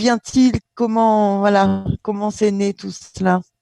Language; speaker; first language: French; native; French